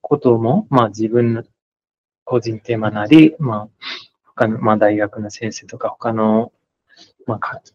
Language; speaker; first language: Japanese; non-native, fluent; Nepali